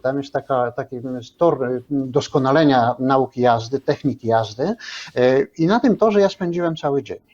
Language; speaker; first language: Polish; native; Polish